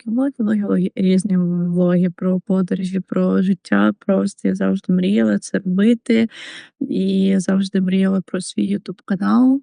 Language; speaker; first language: Ukrainian; native; Ukrainian